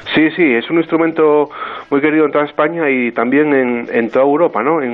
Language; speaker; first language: Spanish; non-native, local second language; Asturian